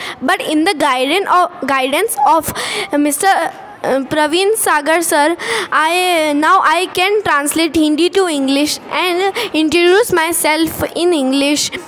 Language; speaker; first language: English; non-native, learner; Hindi